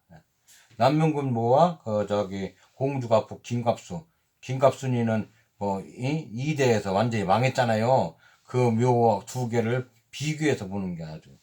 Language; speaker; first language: Korean; native; Korean